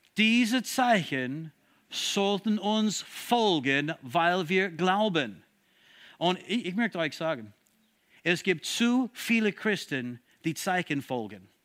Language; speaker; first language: German; non-native, fluent; English